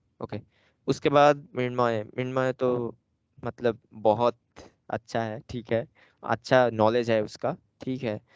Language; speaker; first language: Hindi; non-native, local second language; Bangla